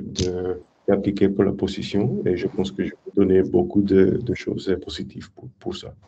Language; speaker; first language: French; non-native, learner; English